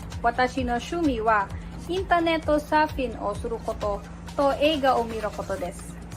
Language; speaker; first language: Japanese; non-native, learner; Filipino